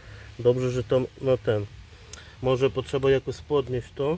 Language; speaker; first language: Polish; non-native, local second language; Ukrainian